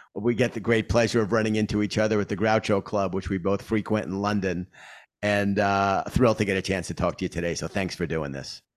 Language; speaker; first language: English; native; English